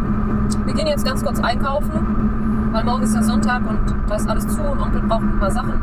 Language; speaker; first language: German; early bilingual, other home language; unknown